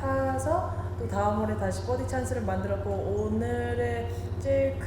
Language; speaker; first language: Korean; early bilingual, heritage; Korean